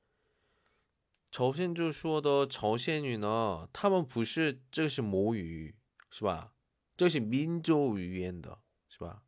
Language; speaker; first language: Chinese; non-native, learner; Korean